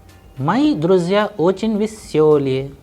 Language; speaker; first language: Russian; non-native, fluent; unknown